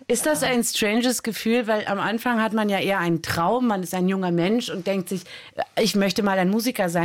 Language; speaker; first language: German; native; German